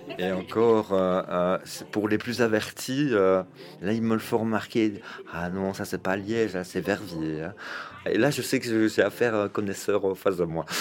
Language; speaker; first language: French; native; French